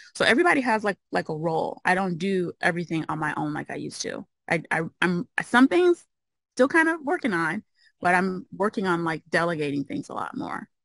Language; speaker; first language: English; native; English